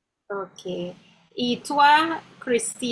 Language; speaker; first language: French; non-native, learner; English